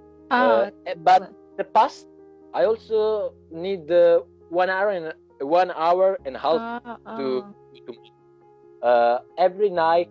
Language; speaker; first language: English; non-native, learner; Italian